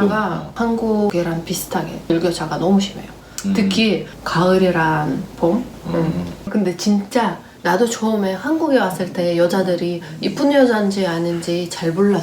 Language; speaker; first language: Korean; non-native, fluent; Russian